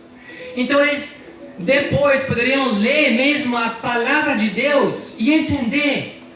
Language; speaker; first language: Portuguese; non-native, fluent; German